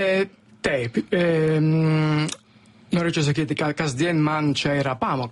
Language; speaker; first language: Lithuanian; non-native, fluent; Italian